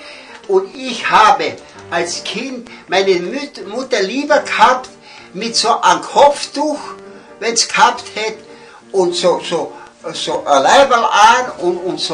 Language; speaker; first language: German; early bilingual, heritage; German